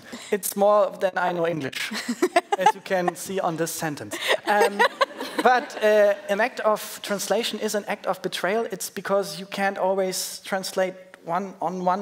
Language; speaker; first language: English; non-native, fluent; German